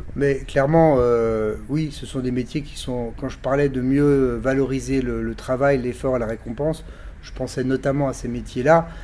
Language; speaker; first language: French; native; French